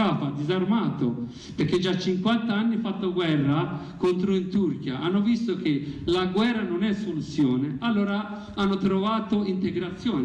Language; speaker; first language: Italian; non-native, learner; Kurdish